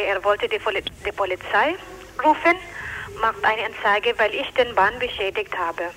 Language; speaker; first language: German; non-native, learner; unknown